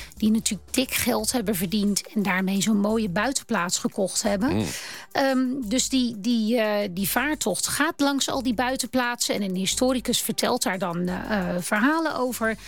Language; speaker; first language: Dutch; native; Dutch